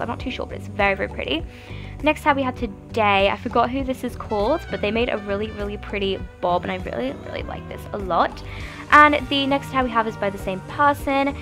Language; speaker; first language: English; native; English